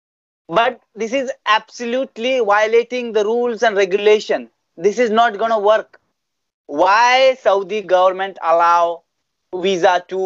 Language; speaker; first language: English; non-native, fluent; Bangla